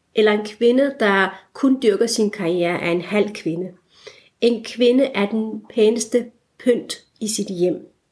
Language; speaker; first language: Danish; early bilingual, other home language; Turkish